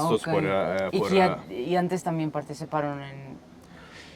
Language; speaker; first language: Spanish; non-native, fluent; Portuguese